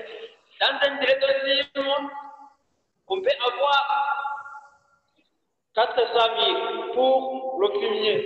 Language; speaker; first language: French; non-native, learner; Rundi